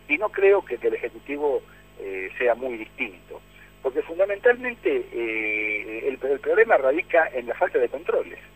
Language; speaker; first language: Spanish; native; Spanish